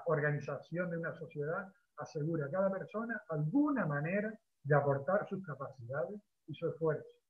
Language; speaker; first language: Spanish; native; Spanish